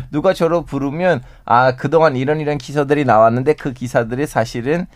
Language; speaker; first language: Korean; non-native, fluent; Turkish